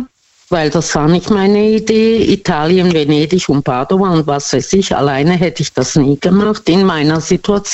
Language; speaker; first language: German; non-native, fluent; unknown